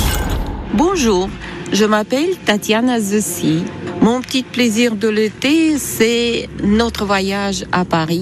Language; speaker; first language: French; non-native, fluent; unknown